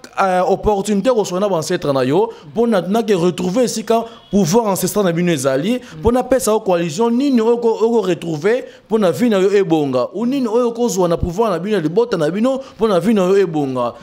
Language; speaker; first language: Lingala; native; Lingala